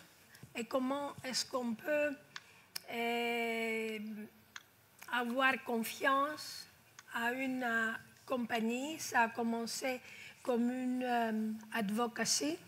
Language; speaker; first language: French; non-native, fluent; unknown